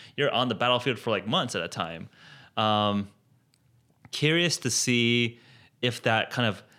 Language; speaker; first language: English; native; English